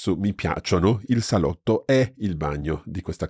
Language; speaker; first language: Italian; non-native, fluent; English